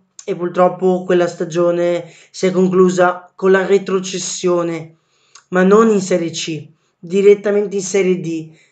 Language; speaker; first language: Italian; native; Italian